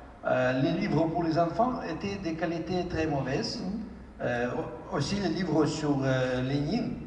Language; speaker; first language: French; non-native, fluent; Russian